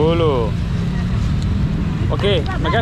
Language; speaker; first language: Indonesian; non-native, learner; English